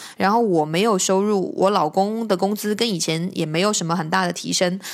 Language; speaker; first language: Chinese; native; Chinese